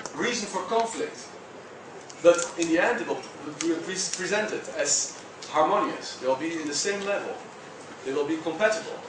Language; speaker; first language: English; non-native, fluent; Dutch